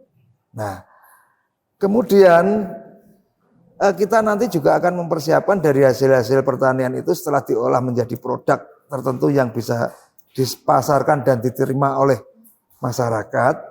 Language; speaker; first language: Indonesian; native; Indonesian